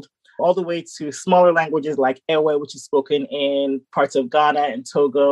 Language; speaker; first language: English; native; English